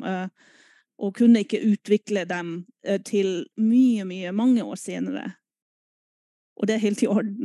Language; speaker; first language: Norwegian; non-native, fluent; German